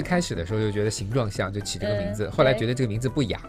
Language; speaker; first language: Chinese; native; Chinese